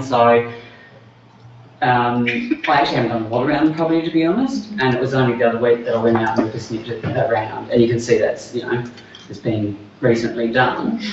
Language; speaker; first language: English; native; English